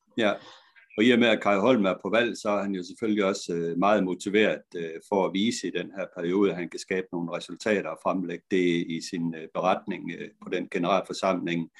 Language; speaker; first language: Danish; native; Danish